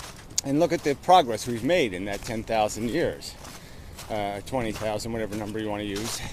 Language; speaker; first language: English; native; English